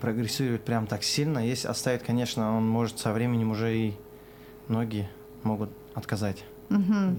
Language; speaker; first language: Russian; non-native, local second language; Azerbaijani